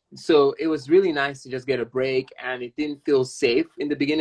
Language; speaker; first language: English; non-native, local second language; Yoruba